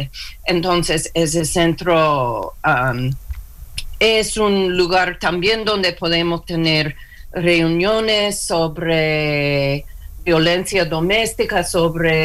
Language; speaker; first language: Spanish; non-native, learner; English